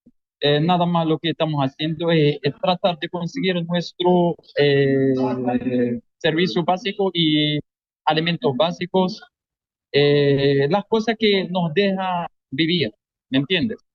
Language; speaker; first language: Spanish; non-native, fluent; Arabic